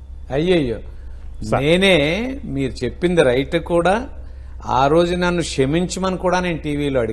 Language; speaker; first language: Telugu; native; Telugu